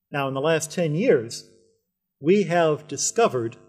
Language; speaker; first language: English; native; English